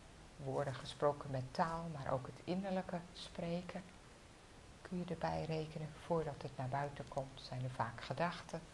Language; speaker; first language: Dutch; native; Dutch